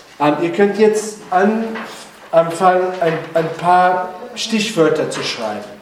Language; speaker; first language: German; non-native, learner; French